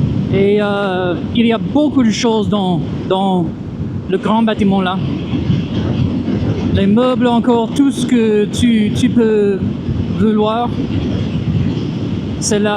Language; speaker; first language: French; non-native, fluent; English